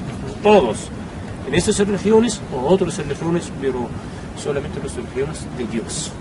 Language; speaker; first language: Spanish; non-native, learner; Arabic